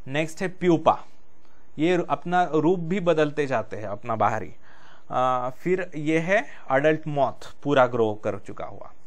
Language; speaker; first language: Hindi; non-native, local second language; Marathi